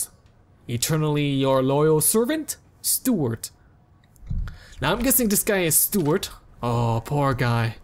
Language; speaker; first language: English; native; English